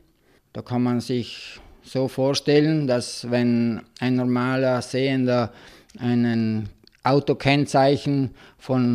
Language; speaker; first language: German; non-native, local second language; Italian